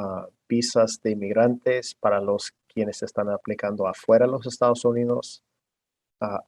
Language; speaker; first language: Spanish; non-native, fluent; English